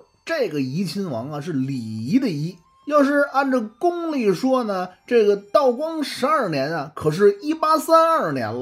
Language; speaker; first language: Chinese; native; Chinese